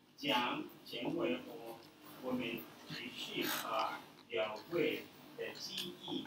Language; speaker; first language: Chinese; non-native, learner; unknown